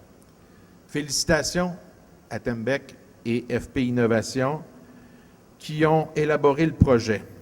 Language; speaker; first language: French; native; French